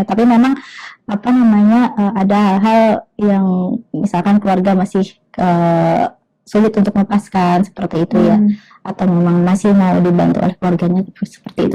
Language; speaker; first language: Indonesian; native; Indonesian